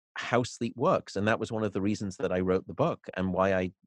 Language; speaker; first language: English; native; English